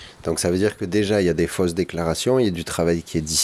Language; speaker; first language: French; native; French